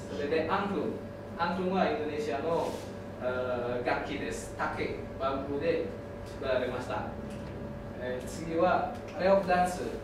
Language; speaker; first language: Japanese; non-native, learner; Indonesian